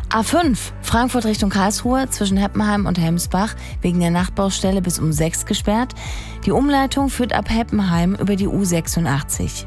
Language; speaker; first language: German; native; German